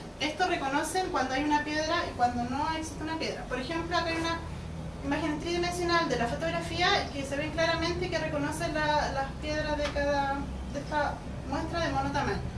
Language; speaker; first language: Spanish; native; Spanish